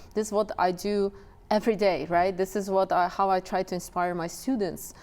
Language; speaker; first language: English; non-native, fluent; Ukrainian